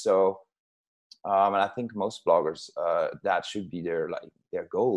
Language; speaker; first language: English; non-native, fluent; Dutch